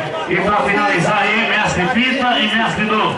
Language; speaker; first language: Portuguese; native; Portuguese